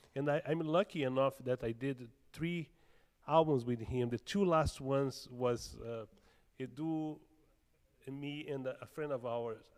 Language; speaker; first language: English; non-native, fluent; Portuguese